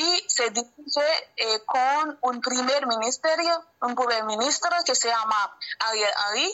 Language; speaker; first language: Spanish; non-native, learner; Haitian Creole